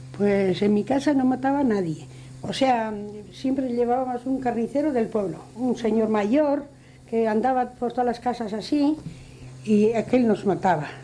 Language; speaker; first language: Spanish; non-native, local second language; Basque